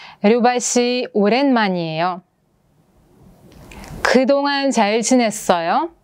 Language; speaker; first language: Korean; non-native, fluent; Russian